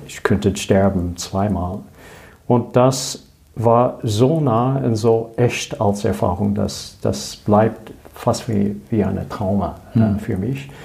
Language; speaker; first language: German; non-native, learner; English